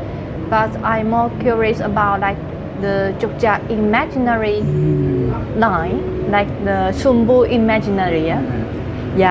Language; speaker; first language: English; non-native, fluent; Chinese